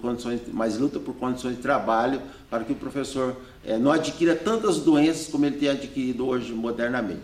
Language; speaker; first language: Portuguese; native; Portuguese